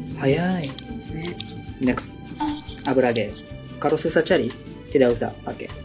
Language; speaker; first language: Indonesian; non-native, learner; Japanese